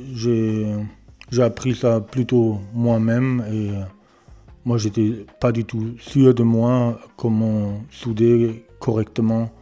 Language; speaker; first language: French; non-native, learner; German